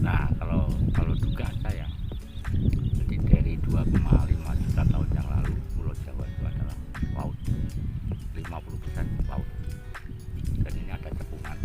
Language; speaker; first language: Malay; non-native, local second language; Javanese